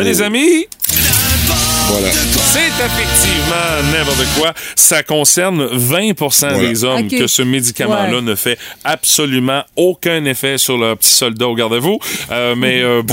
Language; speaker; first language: French; native; French